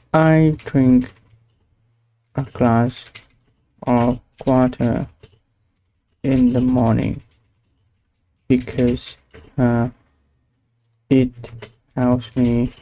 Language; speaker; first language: English; non-native, learner; Vietnamese